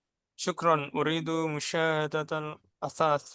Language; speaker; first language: Arabic; non-native, learner; Indonesian